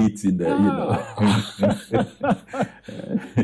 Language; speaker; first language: English; non-native, local second language; Akan